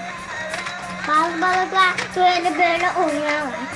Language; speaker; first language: Turkish; native; Turkish